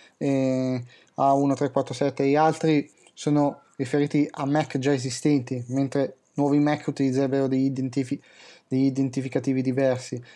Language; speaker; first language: Italian; native; Italian